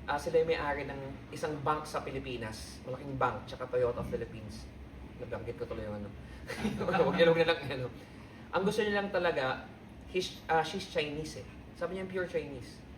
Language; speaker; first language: Filipino; native; Filipino